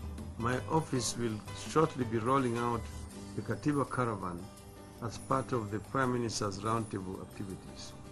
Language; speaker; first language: English; non-native, local second language; Luo (Kenya and Tanzania)